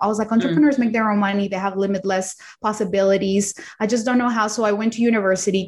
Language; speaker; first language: English; non-native, fluent; Spanish